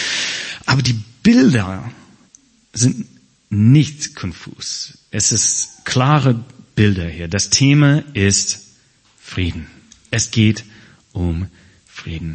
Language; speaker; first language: German; non-native, fluent; English